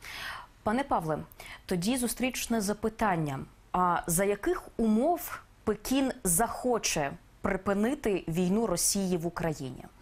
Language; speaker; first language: Ukrainian; native; Ukrainian